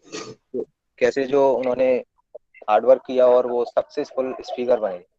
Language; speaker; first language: Hindi; native; Hindi